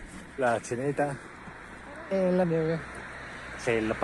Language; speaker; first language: Spanish; native; Spanish